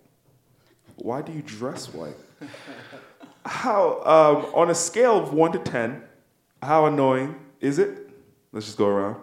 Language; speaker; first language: English; native; English